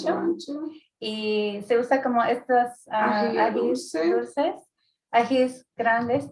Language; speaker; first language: Spanish; early bilingual, heritage; Spanish